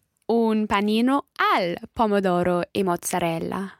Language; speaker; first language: Italian; non-native, learner; English